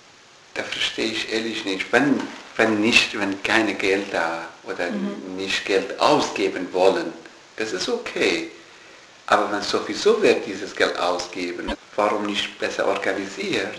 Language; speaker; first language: German; non-native, learner; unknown